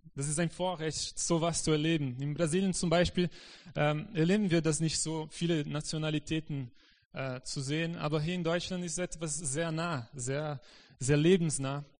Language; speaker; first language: German; non-native, fluent; Portuguese